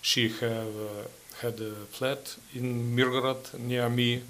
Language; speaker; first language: English; non-native, learner; Ukrainian